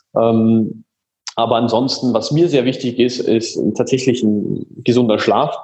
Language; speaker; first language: German; native; German